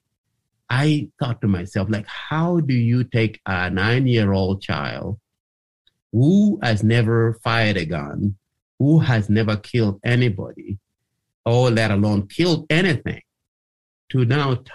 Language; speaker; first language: English; non-native, local second language; Acoli